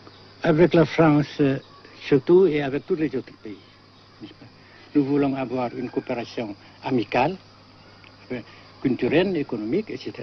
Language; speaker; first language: French; non-native, local second language; Vietnamese